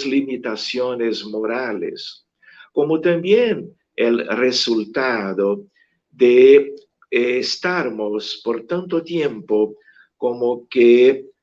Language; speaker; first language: Spanish; non-native, fluent; Portuguese